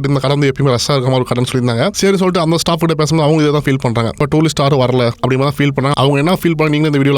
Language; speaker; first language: Tamil; native; Tamil